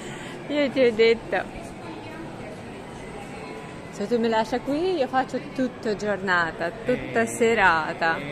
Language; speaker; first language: Italian; non-native, learner; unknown